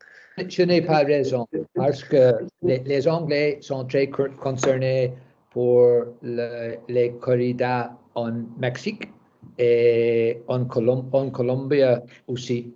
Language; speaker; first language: French; non-native, learner; English